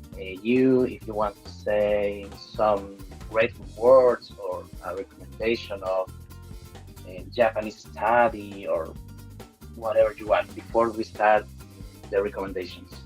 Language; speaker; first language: English; non-native, fluent; Spanish